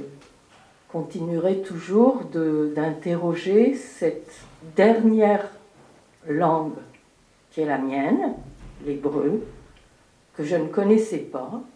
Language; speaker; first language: French; early bilingual, heritage; French